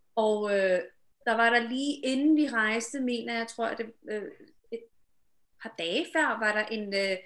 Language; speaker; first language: Danish; early bilingual, other home language; Urdu